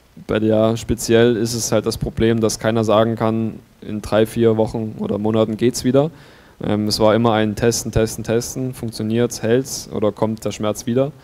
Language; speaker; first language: German; native; German